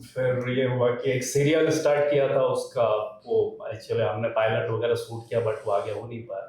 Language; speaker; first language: Hindi; non-native, local second language; Marathi